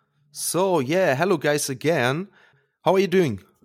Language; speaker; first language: English; non-native, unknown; German